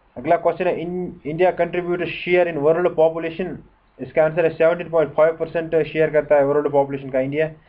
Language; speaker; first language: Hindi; non-native, local second language; Kashmiri